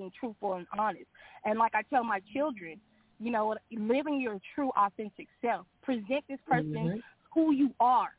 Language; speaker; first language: English; native; English